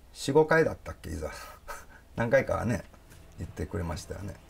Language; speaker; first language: Japanese; early bilingual, heritage; Danish